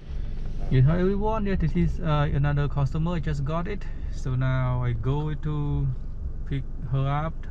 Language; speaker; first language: English; non-native, learner; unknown